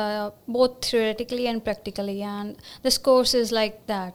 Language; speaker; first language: English; non-native, local second language; Punjabi